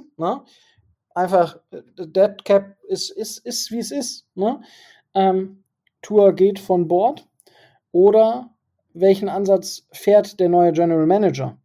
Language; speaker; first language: German; native; German